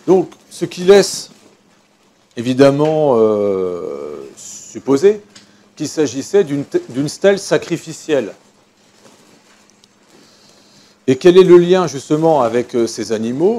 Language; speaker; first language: French; native; French